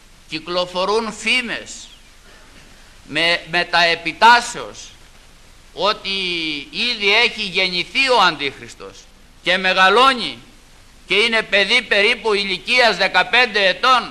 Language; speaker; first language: Greek; native; Greek